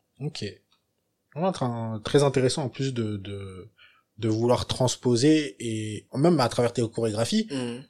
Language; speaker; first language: French; native; French